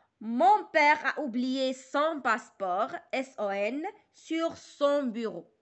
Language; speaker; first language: French; non-native, local second language; Arabic